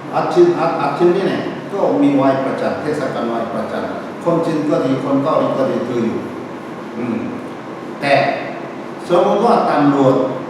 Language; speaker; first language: Thai; non-native, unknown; Korean